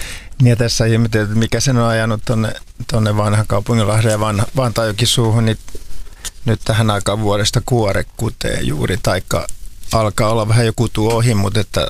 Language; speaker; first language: Finnish; native; Finnish